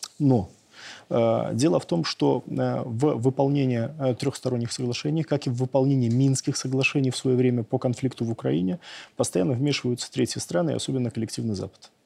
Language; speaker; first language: Russian; native; Russian